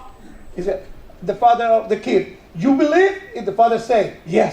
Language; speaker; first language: English; non-native, learner; Spanish